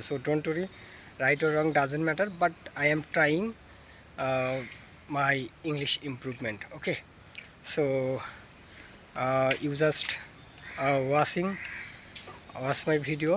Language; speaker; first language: English; non-native, learner; Bangla